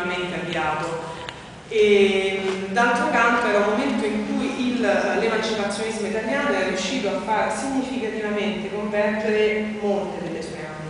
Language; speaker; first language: Italian; native; Italian